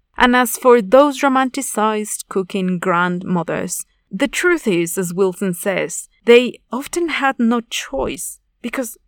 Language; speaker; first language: English; non-native, fluent; Spanish